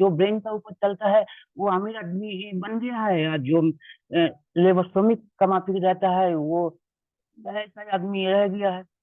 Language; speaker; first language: Hindi; non-native, local second language; Bangla